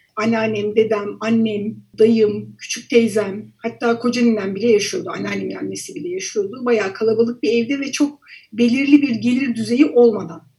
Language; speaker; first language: Turkish; native; Turkish